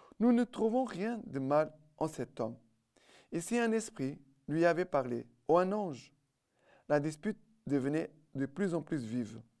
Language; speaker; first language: French; non-native, fluent; Portuguese